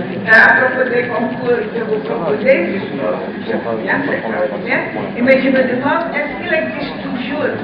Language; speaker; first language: French; non-native, fluent; Indonesian